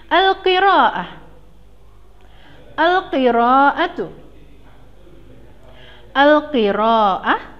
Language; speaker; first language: Arabic; non-native, learner; Indonesian